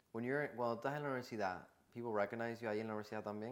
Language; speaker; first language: Spanish; early bilingual, other home language; English